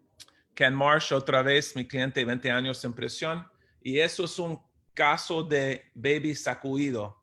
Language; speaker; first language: Spanish; non-native, fluent; English